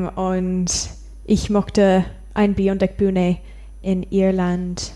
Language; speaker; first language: German; non-native, learner; English